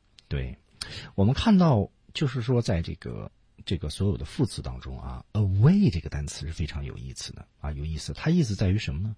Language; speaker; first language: Chinese; native; Chinese